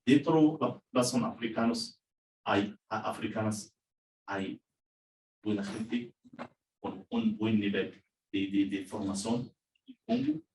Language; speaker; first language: Spanish; non-native, learner; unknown